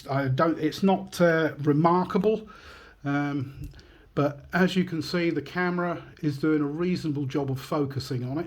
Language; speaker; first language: English; native; English